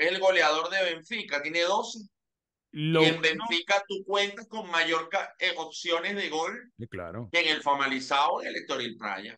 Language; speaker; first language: Spanish; native; Spanish